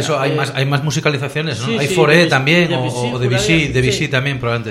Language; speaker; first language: Spanish; native; Spanish